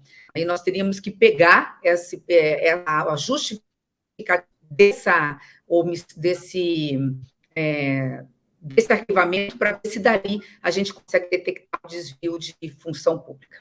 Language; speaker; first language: Portuguese; native; Portuguese